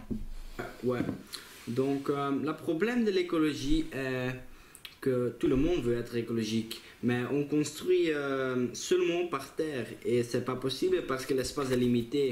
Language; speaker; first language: French; non-native, local second language; Dutch